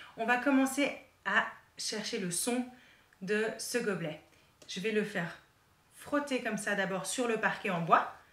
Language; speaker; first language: French; native; French